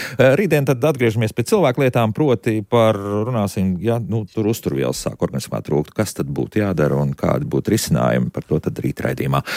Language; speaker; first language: Latvian; native; Latvian